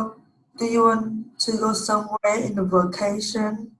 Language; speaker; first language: English; non-native, learner; Vietnamese